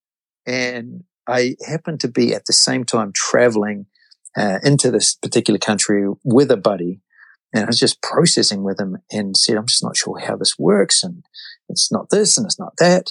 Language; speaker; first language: English; native; English